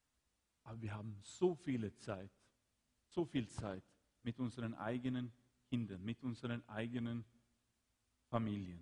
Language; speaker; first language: German; non-native, fluent; Swedish